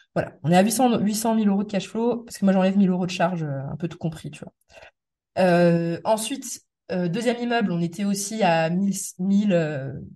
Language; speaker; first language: French; native; French